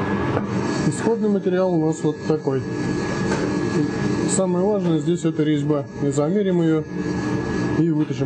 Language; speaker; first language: Russian; native; Russian